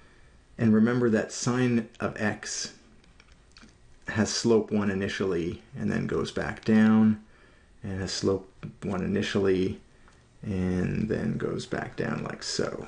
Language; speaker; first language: English; native; English